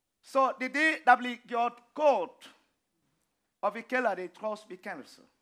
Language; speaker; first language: Danish; non-native, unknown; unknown